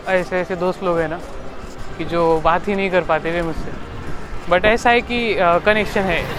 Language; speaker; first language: Hindi; non-native, local second language; Marathi